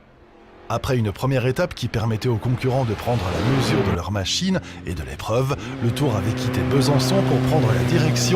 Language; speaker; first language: French; native; French